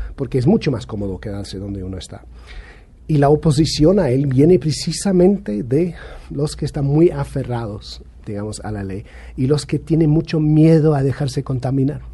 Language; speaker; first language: Spanish; non-native, fluent; English